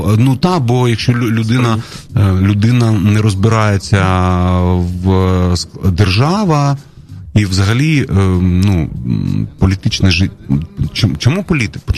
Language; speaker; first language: Ukrainian; non-native, local second language; Russian